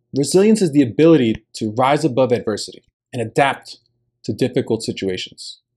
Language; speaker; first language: English; early bilingual, other home language; Spanish